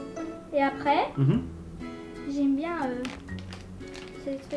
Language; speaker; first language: French; early bilingual, heritage; French